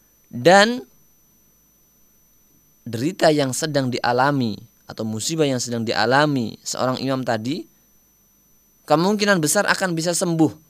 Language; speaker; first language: Indonesian; native; Indonesian